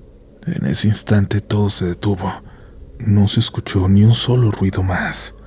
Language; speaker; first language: Spanish; native; Spanish